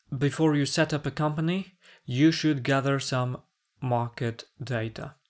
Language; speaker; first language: English; non-native, fluent; Polish